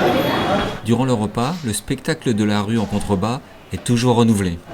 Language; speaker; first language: French; native; French